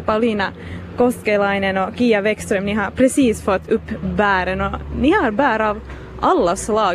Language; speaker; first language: Swedish; native; Swedish